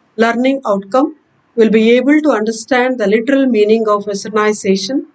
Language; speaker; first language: English; non-native, local second language; Kannada